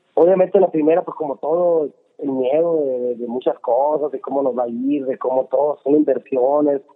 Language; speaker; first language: Spanish; native; Spanish